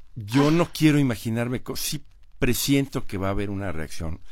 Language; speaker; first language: Spanish; native; Spanish